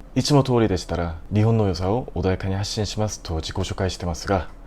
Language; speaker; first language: Japanese; non-native, fluent; Korean